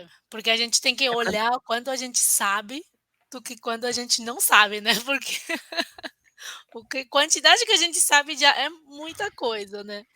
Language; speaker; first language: Portuguese; non-native, fluent; Chinese